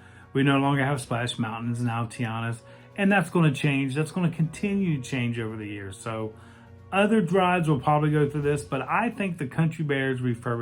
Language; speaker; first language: English; native; English